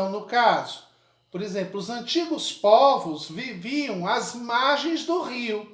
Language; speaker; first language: Portuguese; native; Portuguese